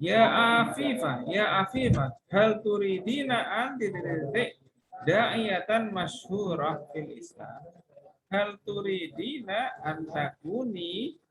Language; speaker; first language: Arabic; non-native, fluent; Indonesian